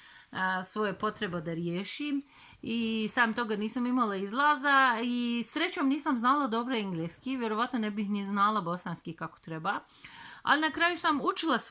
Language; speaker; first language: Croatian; non-native, fluent; Turkish